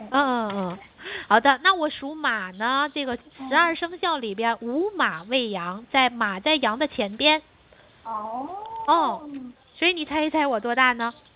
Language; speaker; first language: Chinese; native; Chinese